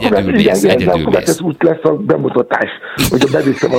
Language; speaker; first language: Hungarian; non-native, fluent; Yoruba